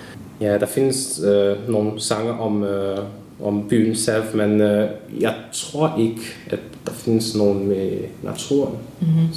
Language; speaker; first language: Swedish; non-native, learner; Hungarian